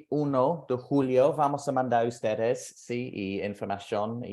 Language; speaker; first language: Spanish; non-native, fluent; English